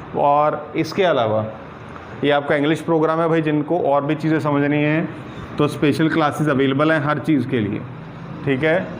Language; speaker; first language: Hindi; non-native, local second language; Punjabi